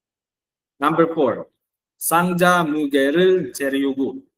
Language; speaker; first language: Korean; non-native, fluent; Filipino